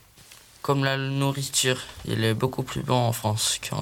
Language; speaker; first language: French; non-native, learner; Swedish